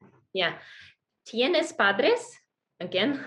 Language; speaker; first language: Spanish; non-native, learner; Russian